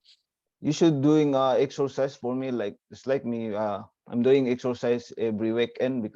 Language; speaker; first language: English; non-native, learner; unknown